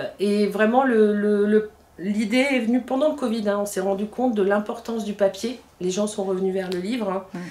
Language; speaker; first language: French; native; French